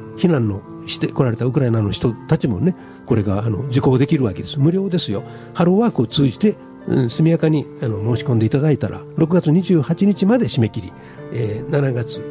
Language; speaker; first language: Japanese; native; Japanese